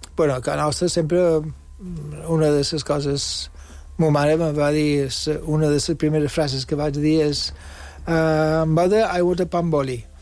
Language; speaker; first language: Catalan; non-native, local second language; English